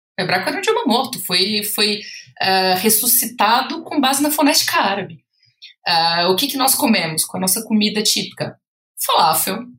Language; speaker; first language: Portuguese; native; Portuguese